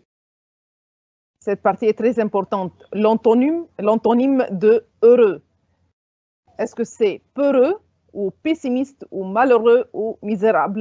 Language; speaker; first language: French; non-native, fluent; Arabic